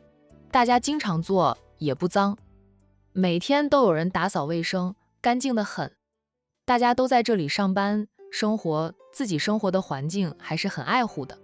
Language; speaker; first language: Chinese; native; Chinese